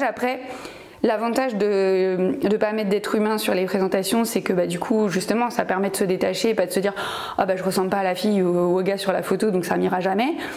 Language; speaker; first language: French; native; French